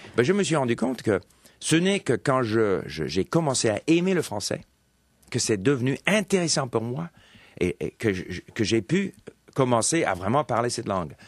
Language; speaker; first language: French; non-native, local second language; English